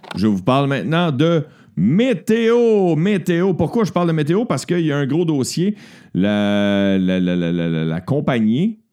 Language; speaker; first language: French; native; French